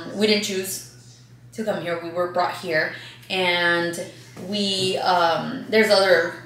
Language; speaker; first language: English; early bilingual, other home language; Spanish